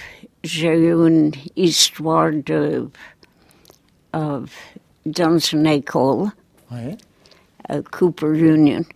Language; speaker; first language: French; non-native, fluent; English